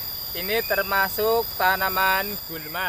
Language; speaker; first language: Indonesian; non-native, local second language; Javanese